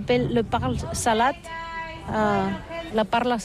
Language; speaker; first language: French; non-native, learner; Catalan